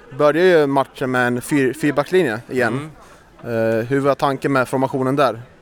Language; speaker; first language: Swedish; native; Swedish